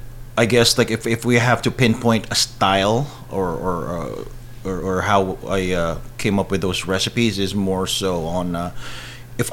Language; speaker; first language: English; non-native, local second language; Filipino